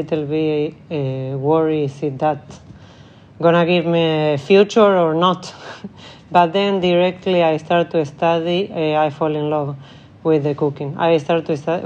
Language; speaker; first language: English; non-native, learner; Spanish